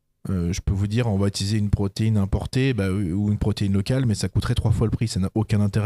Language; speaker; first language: French; native; French